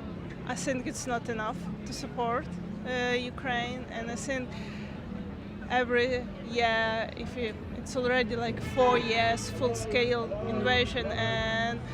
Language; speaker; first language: English; non-native, learner; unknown